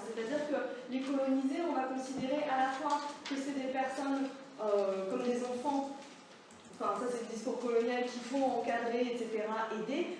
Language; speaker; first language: French; native; French